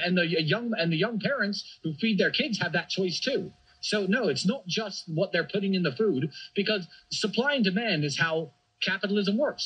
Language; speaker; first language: English; native; English